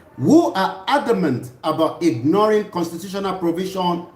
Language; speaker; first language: English; non-native, local second language; Yoruba